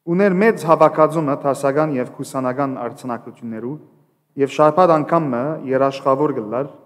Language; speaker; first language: Armenian; early bilingual, heritage; Armenian